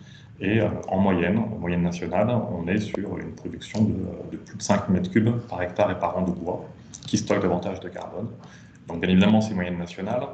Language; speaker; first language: French; native; French